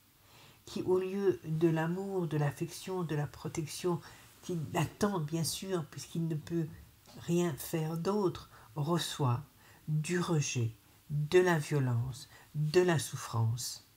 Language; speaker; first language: French; native; French